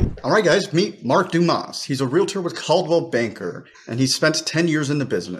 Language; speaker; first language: English; native; English